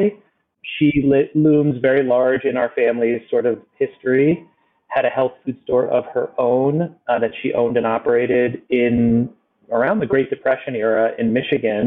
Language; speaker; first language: English; native; English